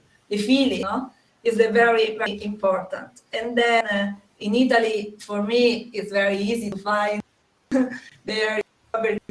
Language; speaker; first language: English; non-native, learner; Italian